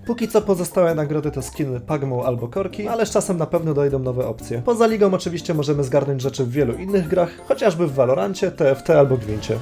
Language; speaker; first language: Polish; native; Polish